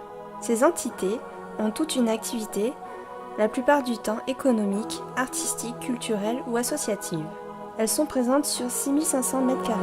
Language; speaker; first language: French; native; French